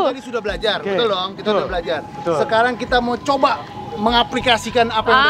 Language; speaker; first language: Indonesian; native; Indonesian